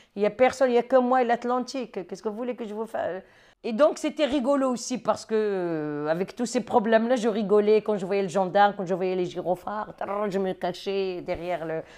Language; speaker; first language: French; non-native, local second language; Arabic